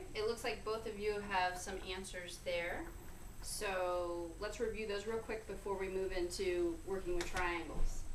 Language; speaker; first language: English; native; English